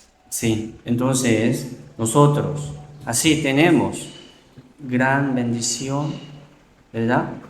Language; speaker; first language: Spanish; non-native, learner; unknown